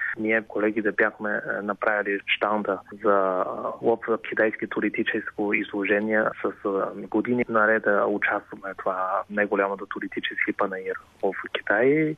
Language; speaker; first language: Bulgarian; non-native, fluent; Chinese